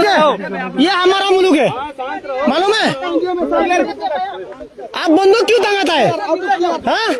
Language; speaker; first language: Hindi; non-native, learner; Bangla